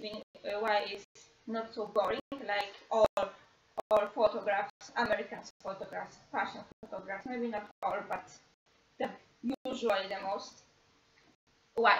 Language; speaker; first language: English; non-native, learner; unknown